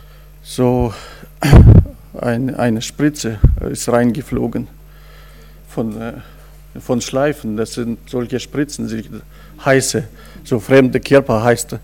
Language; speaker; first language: German; non-native, fluent; Russian